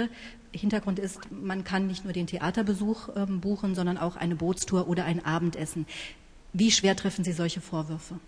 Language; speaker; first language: German; native; German